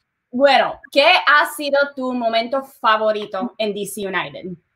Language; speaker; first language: Spanish; native; Spanish